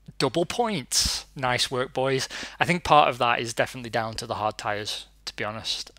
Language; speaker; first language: English; native; English